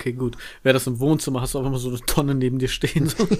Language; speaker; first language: German; native; German